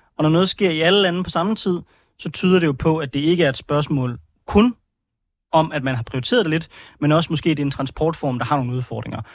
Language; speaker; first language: Danish; native; Danish